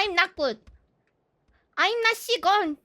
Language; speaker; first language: English; non-native, learner; Korean